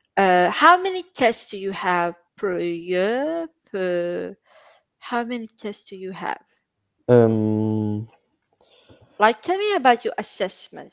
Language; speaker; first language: English; non-native, fluent; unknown